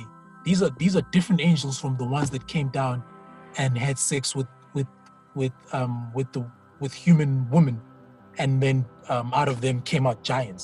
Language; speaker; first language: English; non-native, local second language; Zulu